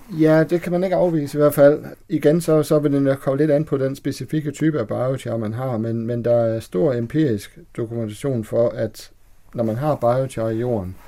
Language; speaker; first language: Danish; native; Danish